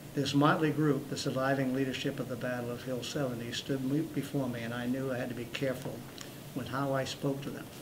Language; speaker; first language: English; native; English